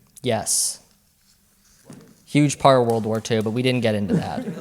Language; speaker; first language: English; native; English